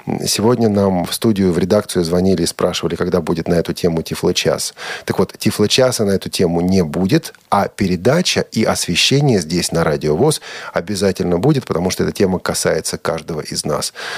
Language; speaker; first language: Russian; native; Russian